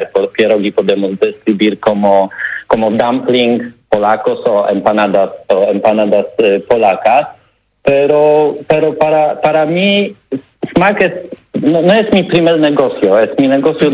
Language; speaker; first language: Spanish; non-native, learner; Polish